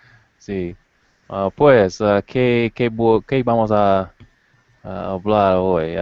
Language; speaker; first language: Spanish; non-native, learner; English